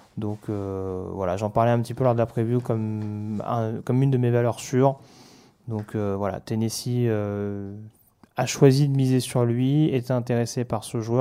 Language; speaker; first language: French; native; French